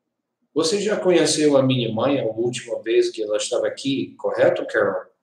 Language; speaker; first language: Portuguese; non-native, learner; English